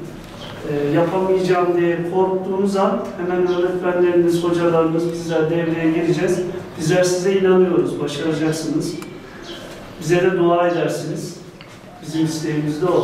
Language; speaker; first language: Turkish; native; Turkish